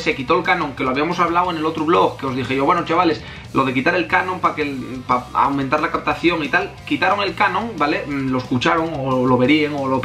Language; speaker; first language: Spanish; native; Spanish